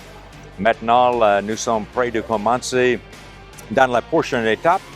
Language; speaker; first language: French; non-native, local second language; Haitian Creole